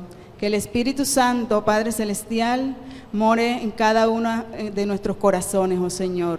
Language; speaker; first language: Spanish; native; Spanish